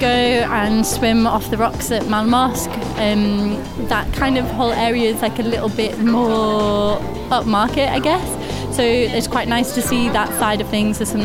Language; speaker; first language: English; non-native, fluent; French